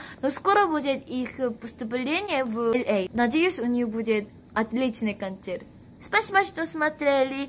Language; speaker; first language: Russian; non-native, fluent; Korean